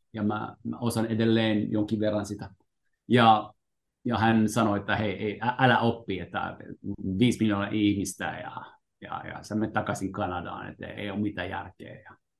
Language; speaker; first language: Finnish; non-native, fluent; French